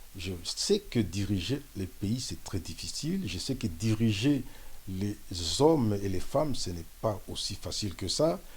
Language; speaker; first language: French; non-native, local second language; Lingala